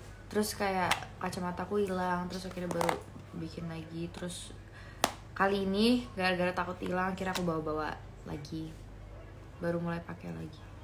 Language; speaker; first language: Indonesian; early bilingual, heritage; Indonesian